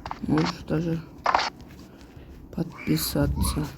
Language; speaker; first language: Russian; non-native, local second language; Kazakh